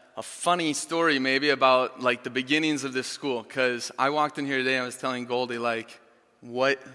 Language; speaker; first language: English; native; English